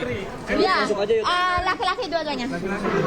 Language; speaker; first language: Indonesian; non-native, learner; Filipino